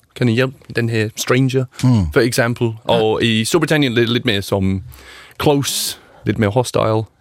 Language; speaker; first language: Danish; non-native, learner; English